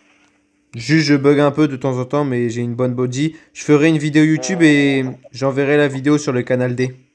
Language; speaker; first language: French; native; French